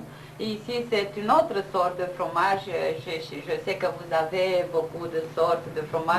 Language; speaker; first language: French; non-native, fluent; Romanian